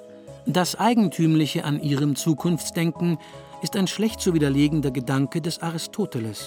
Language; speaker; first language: German; native; German